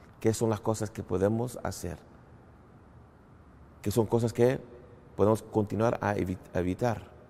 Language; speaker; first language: Spanish; early bilingual, heritage; English